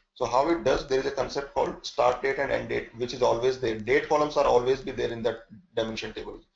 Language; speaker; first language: English; non-native, local second language; Hindi